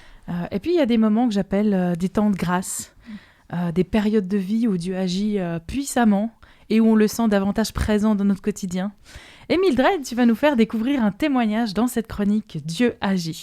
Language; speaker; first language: French; native; French